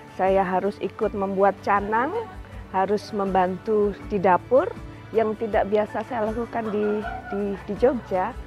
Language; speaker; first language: Indonesian; native; Indonesian